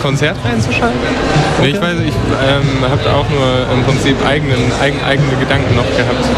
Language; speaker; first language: German; native; German